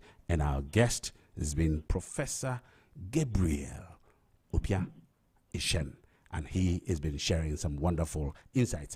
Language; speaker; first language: English; non-native, local second language; Akan